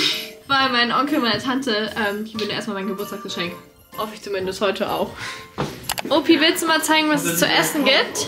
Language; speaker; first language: German; native; German